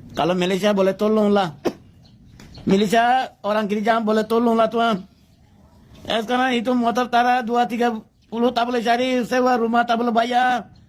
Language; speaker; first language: Malay; non-native, learner; Bangla